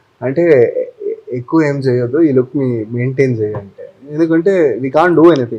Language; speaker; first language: Telugu; non-native, fluent; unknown